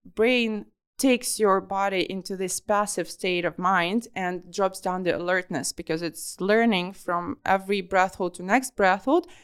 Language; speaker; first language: English; non-native, fluent; Russian